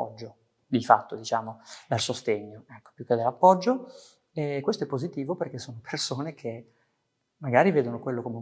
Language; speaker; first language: Italian; early bilingual, other home language; Persian